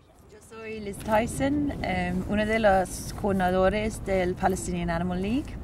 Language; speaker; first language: Spanish; non-native, fluent; English